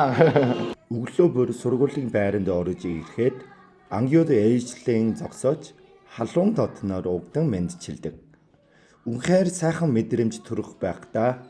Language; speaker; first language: Mongolian; non-native, fluent; Korean